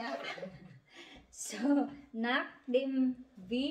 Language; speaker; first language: German; non-native, learner; Filipino